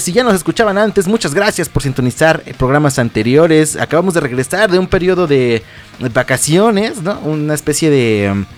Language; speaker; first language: Spanish; native; Spanish